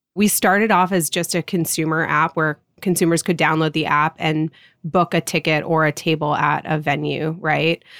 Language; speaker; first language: English; native; English